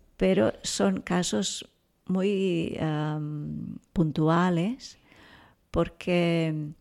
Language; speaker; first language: Spanish; non-native, fluent; Portuguese